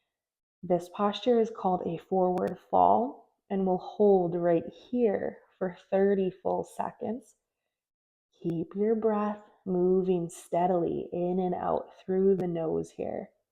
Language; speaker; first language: English; native; English